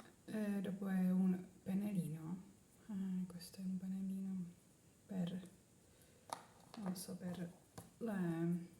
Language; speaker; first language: Italian; non-native, learner; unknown